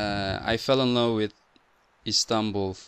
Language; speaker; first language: English; non-native, fluent; Turkish